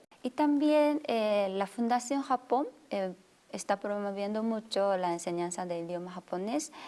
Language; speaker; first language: Spanish; non-native, fluent; Japanese